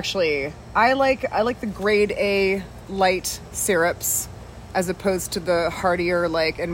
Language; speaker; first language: English; native; English